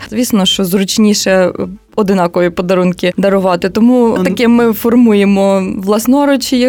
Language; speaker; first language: Ukrainian; native; Ukrainian